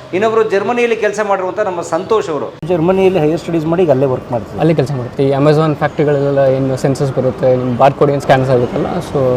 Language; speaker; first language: Kannada; native; Kannada